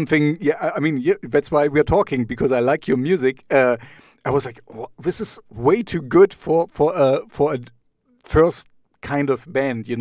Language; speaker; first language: English; non-native, fluent; German